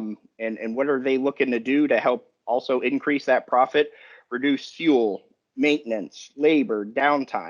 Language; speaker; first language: English; native; English